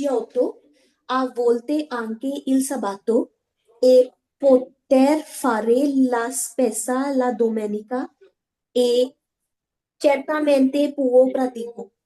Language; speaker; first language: Italian; non-native, learner; Hindi